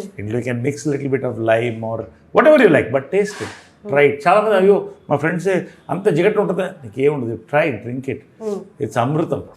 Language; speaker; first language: Telugu; native; Telugu